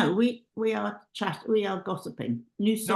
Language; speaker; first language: French; non-native, learner; English